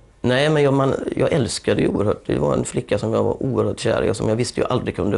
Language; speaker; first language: Swedish; native; Swedish